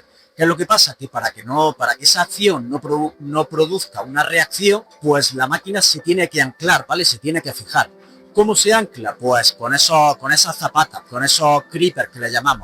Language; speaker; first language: Spanish; native; Spanish